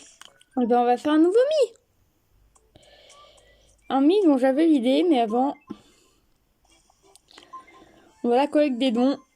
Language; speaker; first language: French; native; French